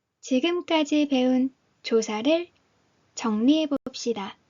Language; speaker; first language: Korean; native; Korean